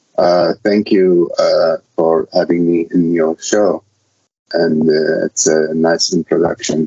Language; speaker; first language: English; non-native, fluent; Arabic